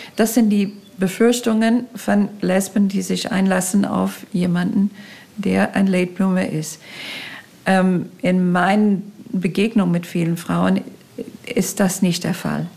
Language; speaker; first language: German; non-native, fluent; English